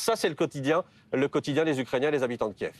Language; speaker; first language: French; native; French